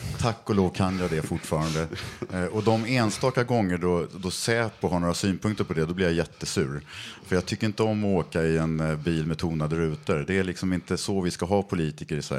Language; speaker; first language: Swedish; native; Swedish